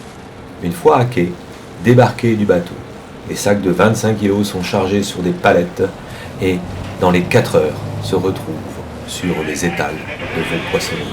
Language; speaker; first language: French; native; French